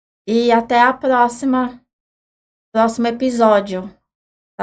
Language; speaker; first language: Portuguese; native; Portuguese